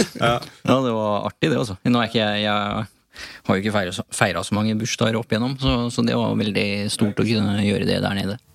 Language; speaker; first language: Norwegian; early bilingual, other home language; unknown